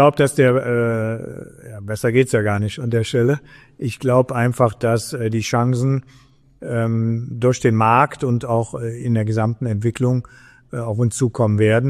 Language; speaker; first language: German; native; German